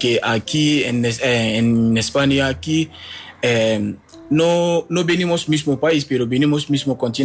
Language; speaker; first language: Spanish; non-native, learner; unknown